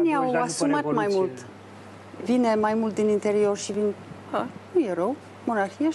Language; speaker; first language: Romanian; non-native, fluent; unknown